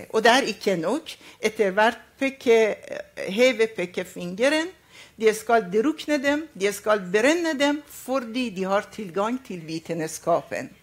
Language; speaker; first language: Norwegian; non-native, fluent; Arabic